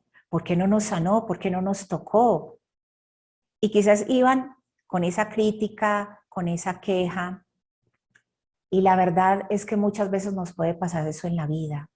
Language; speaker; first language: Spanish; native; Spanish